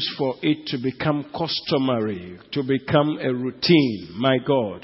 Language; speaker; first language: English; non-native, local second language; Igbo